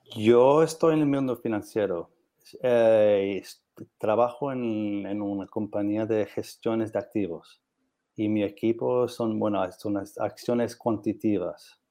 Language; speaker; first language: Spanish; non-native, learner; English